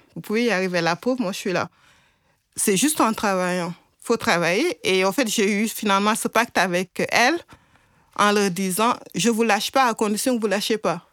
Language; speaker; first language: French; non-native, local second language; Wolof